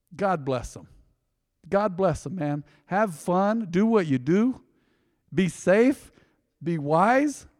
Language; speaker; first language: English; early bilingual, other home language; Spanish